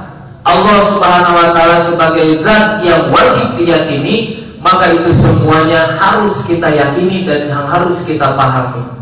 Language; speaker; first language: Indonesian; native; Indonesian